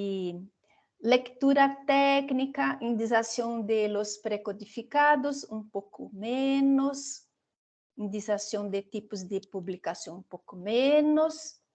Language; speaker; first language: Spanish; non-native, fluent; Portuguese